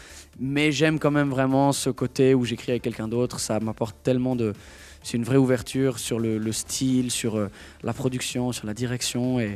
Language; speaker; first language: French; native; French